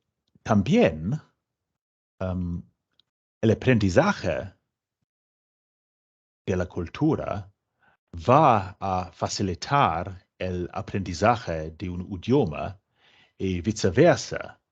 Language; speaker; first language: Spanish; non-native, fluent; English